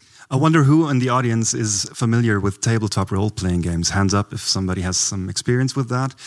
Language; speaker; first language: English; non-native, fluent; German